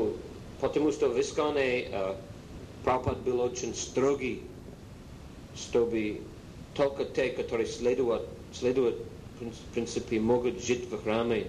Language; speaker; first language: Russian; non-native, learner; English